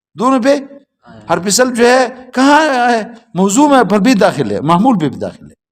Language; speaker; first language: Urdu; non-native, local second language; Pashto